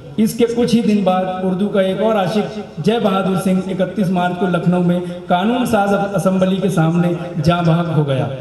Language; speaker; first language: Urdu; native; Urdu